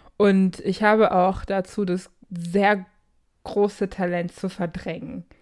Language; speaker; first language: German; early bilingual, other home language; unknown